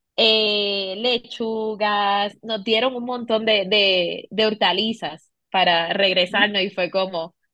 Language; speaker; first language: Spanish; native; Spanish